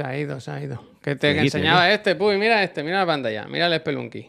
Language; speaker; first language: Spanish; native; Spanish